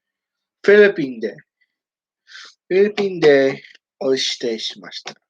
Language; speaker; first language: Japanese; non-native, learner; English